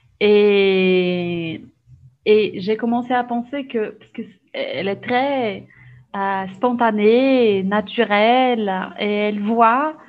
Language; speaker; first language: French; non-native, fluent; Portuguese